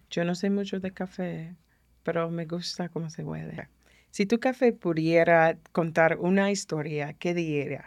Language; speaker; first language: Spanish; early bilingual, heritage; Spanish